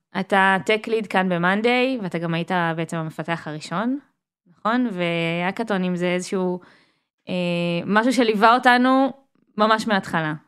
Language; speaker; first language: Hebrew; native; Hebrew